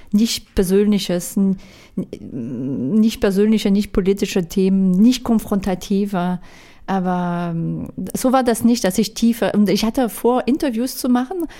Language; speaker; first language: German; non-native, fluent; French